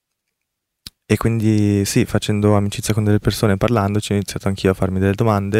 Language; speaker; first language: Italian; early bilingual, other home language; Korean